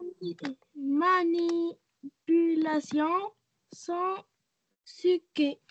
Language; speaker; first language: French; non-native, learner; Arabic